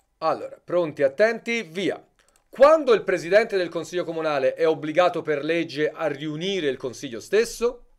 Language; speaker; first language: Italian; native; Italian